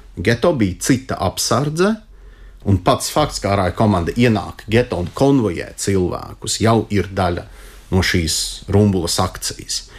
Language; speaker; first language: Latvian; non-native, local second language; Russian